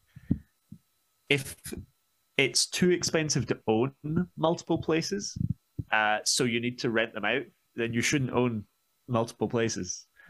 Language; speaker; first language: English; native; English